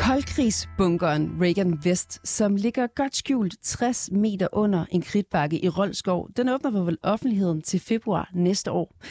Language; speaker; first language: Danish; native; Danish